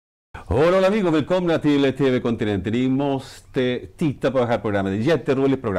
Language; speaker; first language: Swedish; non-native, fluent; Spanish